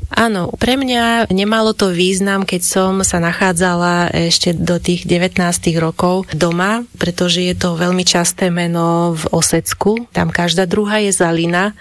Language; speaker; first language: Slovak; non-native, fluent; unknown